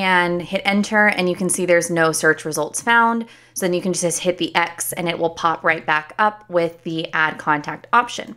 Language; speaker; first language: English; native; English